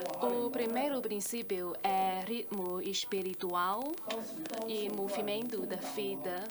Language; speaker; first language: Portuguese; non-native, fluent; Chinese